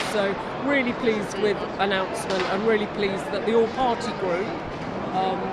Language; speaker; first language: English; native; English